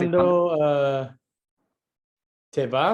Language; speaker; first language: Spanish; non-native, learner; English